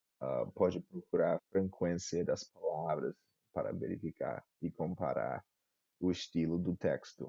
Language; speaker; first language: Portuguese; non-native, fluent; English